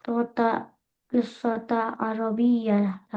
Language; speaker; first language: Arabic; non-native, learner; Indonesian